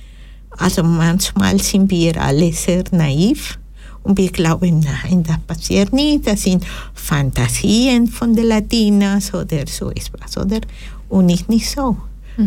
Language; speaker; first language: German; non-native, fluent; Spanish